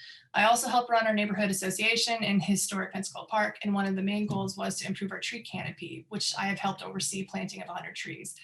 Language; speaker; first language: English; native; English